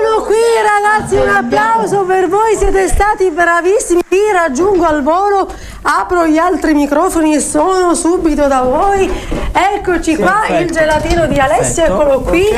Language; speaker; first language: Italian; native; Italian